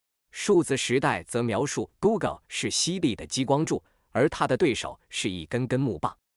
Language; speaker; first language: Chinese; native; Chinese